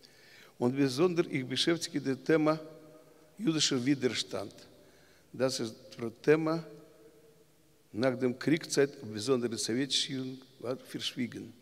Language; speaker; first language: German; non-native, learner; Russian